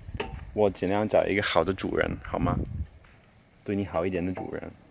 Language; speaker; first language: Chinese; non-native, fluent; English